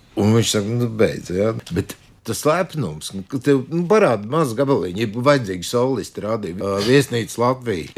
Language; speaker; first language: Latvian; native; Latvian